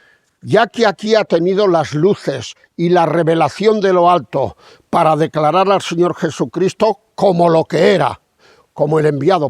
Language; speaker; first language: Spanish; native; Spanish